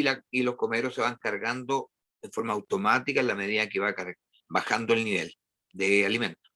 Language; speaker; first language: Spanish; native; Spanish